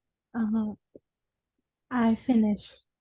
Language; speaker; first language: English; non-native, learner; Vietnamese